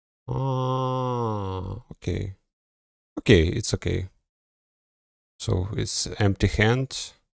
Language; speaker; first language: English; non-native, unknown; Ukrainian